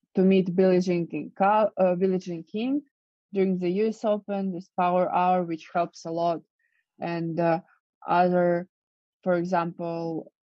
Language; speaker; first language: English; non-native, fluent; Russian